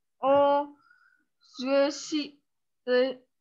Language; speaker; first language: Chinese; non-native, learner; Indonesian